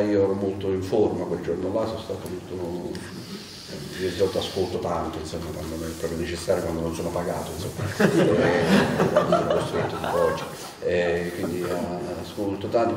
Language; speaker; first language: Italian; native; Italian